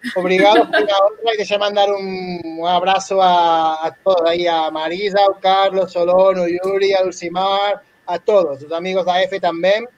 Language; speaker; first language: Portuguese; non-native, learner; Spanish